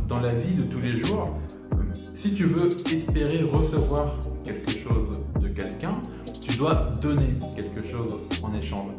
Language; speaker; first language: French; native; French